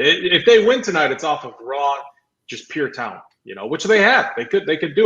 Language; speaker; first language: English; native; English